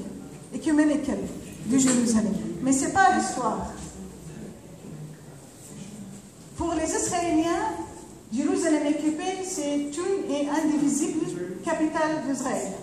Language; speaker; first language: French; non-native, fluent; Arabic